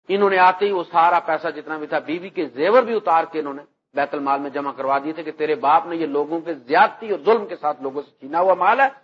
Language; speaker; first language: Urdu; non-native, local second language; Punjabi